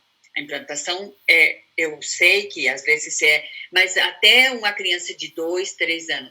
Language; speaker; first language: Portuguese; non-native, fluent; Spanish